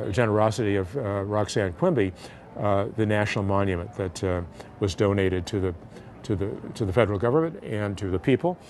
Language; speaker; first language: English; native; English